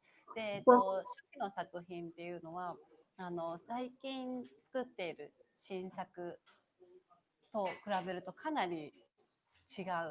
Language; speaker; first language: Japanese; native; Japanese